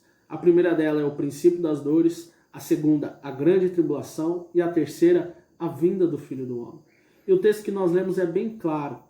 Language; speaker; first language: Portuguese; native; Portuguese